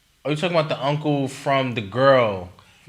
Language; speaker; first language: English; native; English